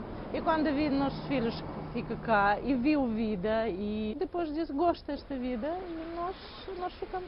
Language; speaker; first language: Portuguese; non-native, learner; Russian